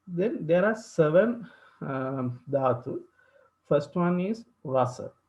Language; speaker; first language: English; non-native, local second language; Sinhala